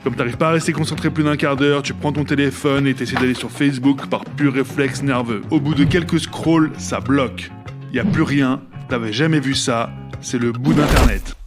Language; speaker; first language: French; native; French